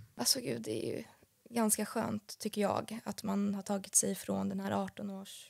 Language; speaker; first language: Swedish; native; Swedish